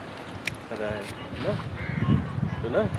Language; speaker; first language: Filipino; non-native, learner; Indonesian